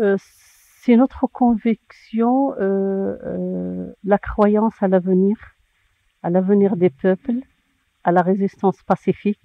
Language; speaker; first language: French; non-native, local second language; Arabic